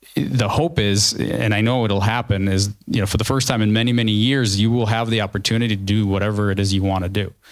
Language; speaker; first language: English; early bilingual, other home language; Ukrainian